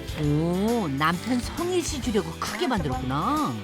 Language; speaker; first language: Korean; native; Korean